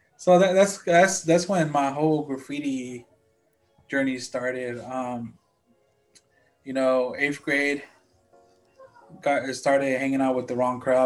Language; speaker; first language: English; native; English